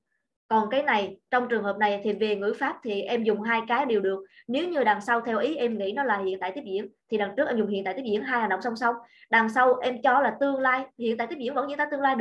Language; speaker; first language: Vietnamese; native; Vietnamese